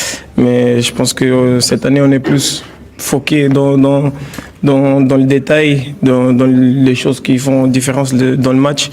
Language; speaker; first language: French; non-native, fluent; Portuguese